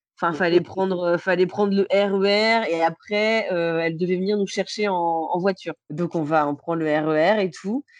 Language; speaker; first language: French; native; French